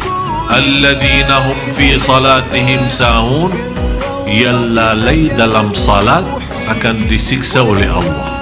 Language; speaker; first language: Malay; non-native, fluent; Arabic